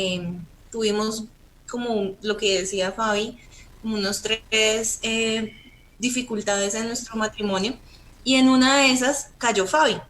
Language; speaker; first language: Spanish; native; Spanish